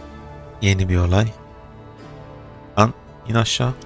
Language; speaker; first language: Turkish; native; Turkish